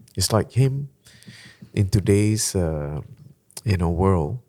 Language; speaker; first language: English; non-native, local second language; Malay